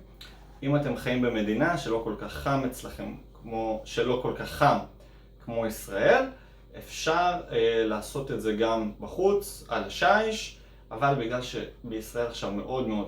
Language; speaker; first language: Hebrew; native; Hebrew